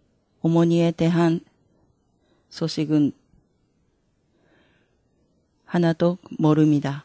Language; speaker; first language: Korean; non-native, fluent; Japanese